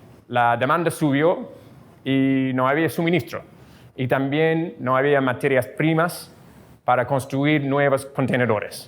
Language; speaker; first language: Spanish; non-native, fluent; English